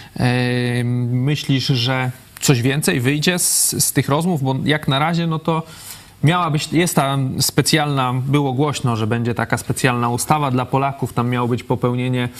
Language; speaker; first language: Polish; native; Polish